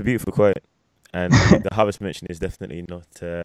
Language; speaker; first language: English; native; English